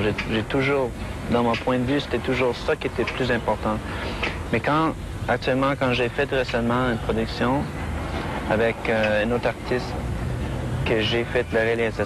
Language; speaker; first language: French; non-native, fluent; English